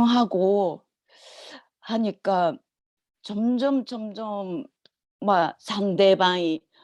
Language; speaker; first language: Korean; non-native, learner; Japanese